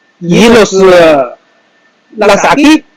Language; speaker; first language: Spanish; non-native, learner; Chinese